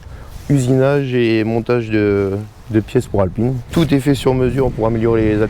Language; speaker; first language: French; native; French